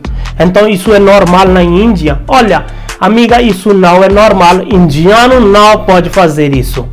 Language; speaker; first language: Portuguese; non-native, learner; Hindi